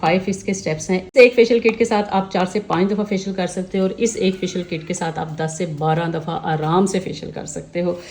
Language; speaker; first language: Urdu; native; Urdu